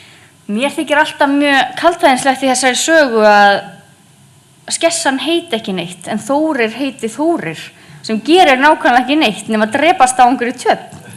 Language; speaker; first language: Icelandic; native; Icelandic